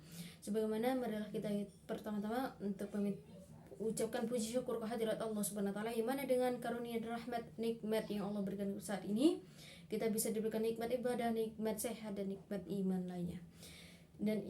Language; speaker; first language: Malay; non-native, local second language; Madurese